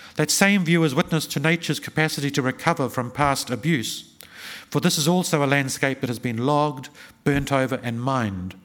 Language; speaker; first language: English; native; English